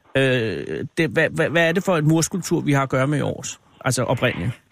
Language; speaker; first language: Danish; native; Danish